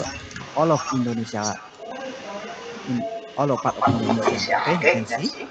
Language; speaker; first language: English; non-native, learner; Indonesian